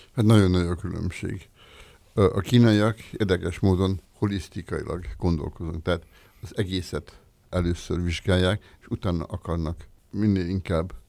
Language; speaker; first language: Hungarian; native; Hungarian